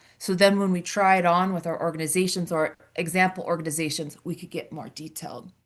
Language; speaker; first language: English; native; English